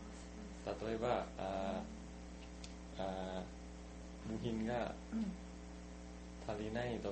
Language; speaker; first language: Japanese; non-native, learner; Thai